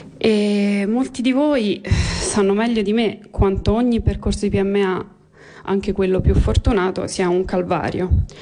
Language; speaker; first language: Italian; native; Italian